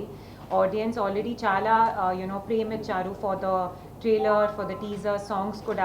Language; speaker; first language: Telugu; non-native, learner; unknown